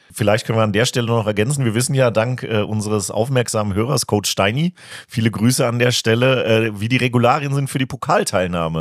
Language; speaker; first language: German; native; German